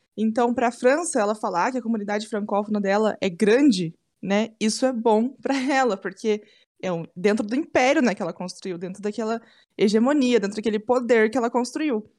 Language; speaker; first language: Portuguese; native; Portuguese